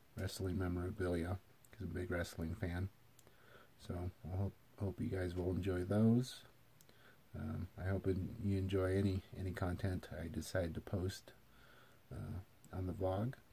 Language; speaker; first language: English; native; English